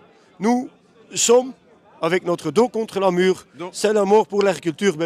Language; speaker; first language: French; non-native, local second language; Dutch